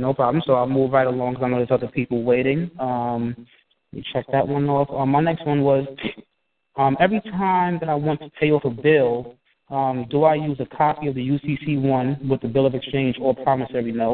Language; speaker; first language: English; native; English